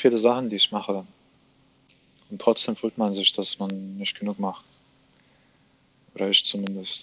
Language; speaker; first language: German; non-native, fluent; Arabic